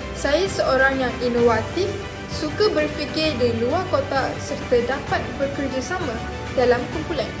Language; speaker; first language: Malay; non-native, local second language; English